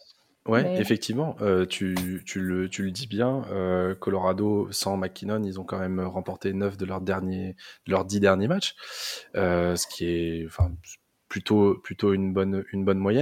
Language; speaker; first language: French; native; French